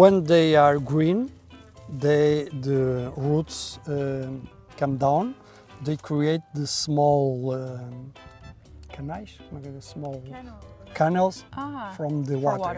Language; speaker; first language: English; non-native, learner; Portuguese